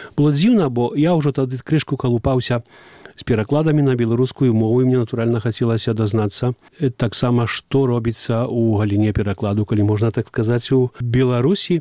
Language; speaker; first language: Belarusian; non-native, fluent; Ukrainian